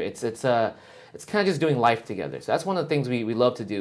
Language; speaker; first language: English; early bilingual, other home language; Vietnamese